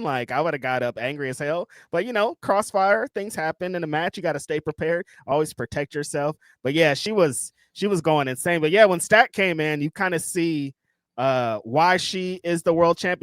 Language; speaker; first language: English; native; English